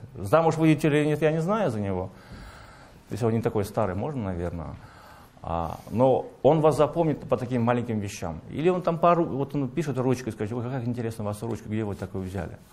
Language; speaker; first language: Russian; native; Russian